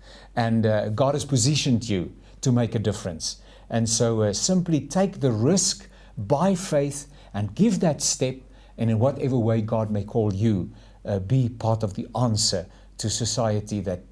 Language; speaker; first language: English; non-native, local second language; Afrikaans